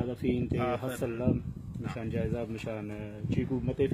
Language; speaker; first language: Arabic; non-native, learner; Urdu